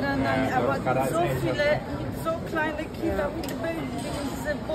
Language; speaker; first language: German; non-native, learner; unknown